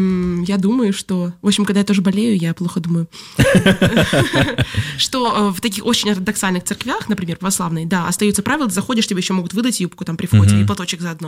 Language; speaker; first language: Russian; native; Russian